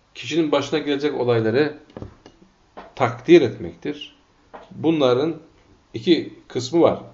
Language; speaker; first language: Turkish; non-native, fluent; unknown